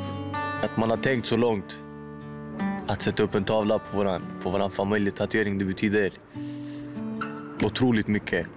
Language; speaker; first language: Swedish; native; Swedish